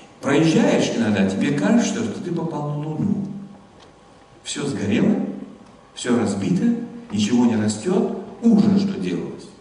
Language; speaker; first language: Russian; non-native, fluent; German